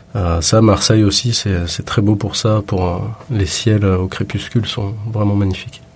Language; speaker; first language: French; native; French